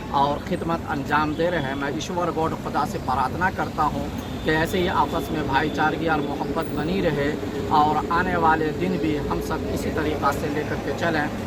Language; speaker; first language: Urdu; non-native, local second language; Gujarati